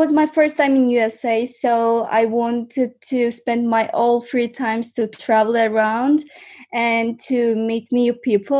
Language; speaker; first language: English; non-native, fluent; Azerbaijani